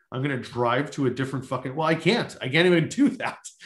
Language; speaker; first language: English; native; English